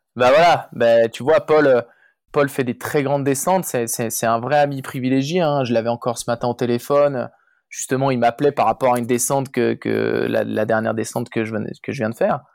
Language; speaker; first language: French; native; French